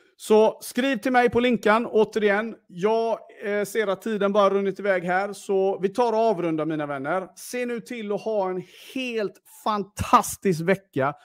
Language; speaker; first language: Swedish; early bilingual, other home language; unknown